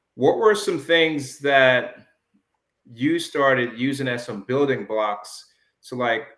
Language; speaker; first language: English; early bilingual, other home language; Jamaican Creole English